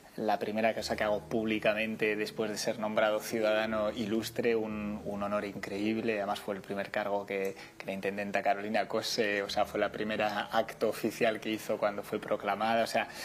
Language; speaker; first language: Spanish; native; Spanish